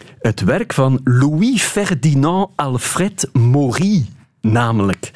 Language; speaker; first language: Dutch; native; Dutch